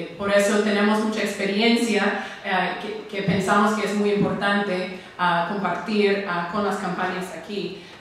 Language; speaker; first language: Spanish; non-native, fluent; English